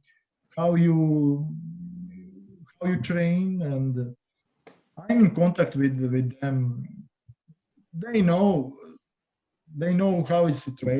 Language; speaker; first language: English; non-native, learner; Croatian